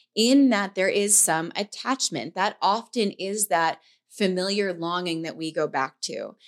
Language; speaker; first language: English; native; English